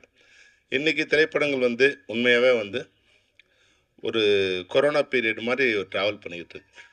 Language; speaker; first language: Tamil; native; Tamil